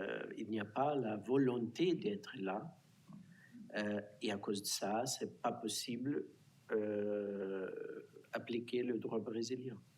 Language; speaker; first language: French; non-native, fluent; Portuguese